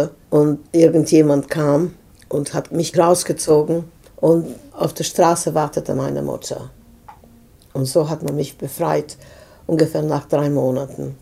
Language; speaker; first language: German; non-native, fluent; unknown